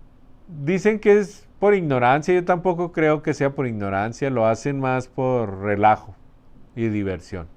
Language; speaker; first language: Spanish; native; Spanish